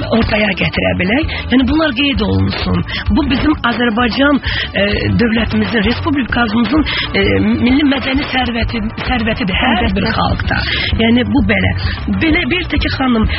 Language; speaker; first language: Azerbaijani; non-native, local second language; Talysh